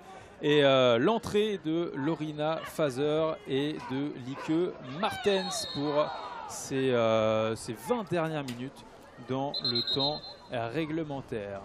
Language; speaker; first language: French; native; French